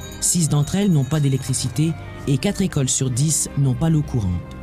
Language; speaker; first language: French; native; French